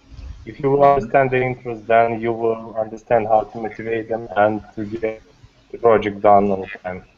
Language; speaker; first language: English; non-native, learner; Russian